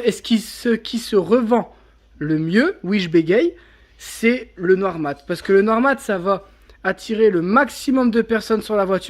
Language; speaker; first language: French; native; French